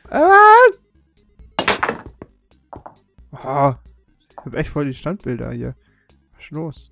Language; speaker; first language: German; native; German